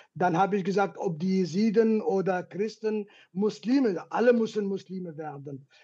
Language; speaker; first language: German; non-native, fluent; Kurdish